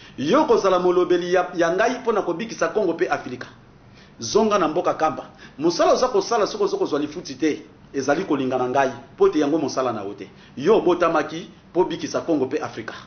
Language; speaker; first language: Lingala; non-native, local second language; Kongo